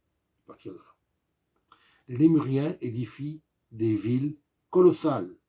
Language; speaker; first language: French; native; French